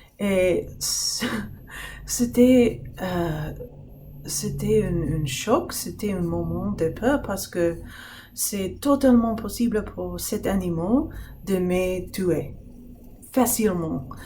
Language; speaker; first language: French; non-native, fluent; English